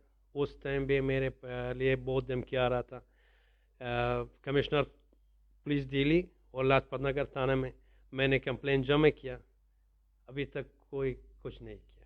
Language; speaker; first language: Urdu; non-native, learner; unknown